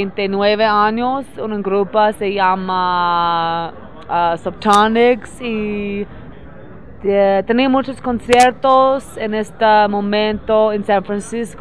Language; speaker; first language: Spanish; non-native, learner; English